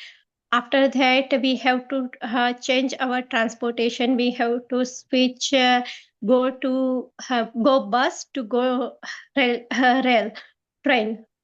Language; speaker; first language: English; non-native, learner; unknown